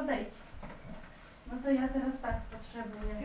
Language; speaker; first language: Polish; native; Polish